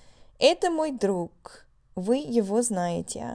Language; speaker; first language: Russian; non-native, fluent; English